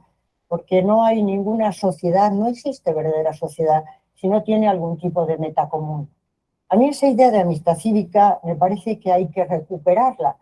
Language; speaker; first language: Spanish; native; Spanish